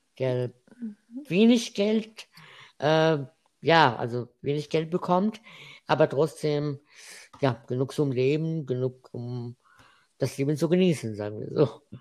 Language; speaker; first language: German; non-native, fluent; Arabic